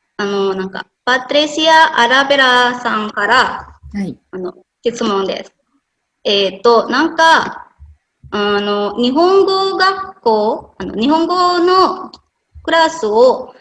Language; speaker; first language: Japanese; non-native, fluent; Indonesian